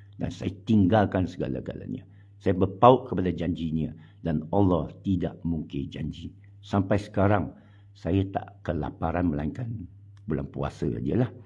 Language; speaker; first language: Malay; non-native, local second language; Chinese